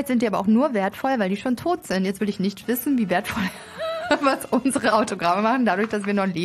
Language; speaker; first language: German; native; German